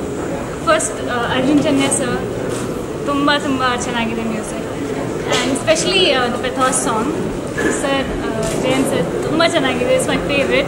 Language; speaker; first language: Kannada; non-native, learner; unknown